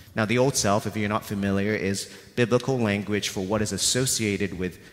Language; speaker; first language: English; non-native, local second language; Cantonese